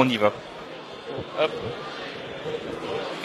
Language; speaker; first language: French; native; French